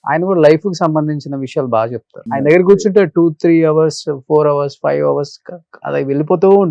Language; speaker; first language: Telugu; native; Telugu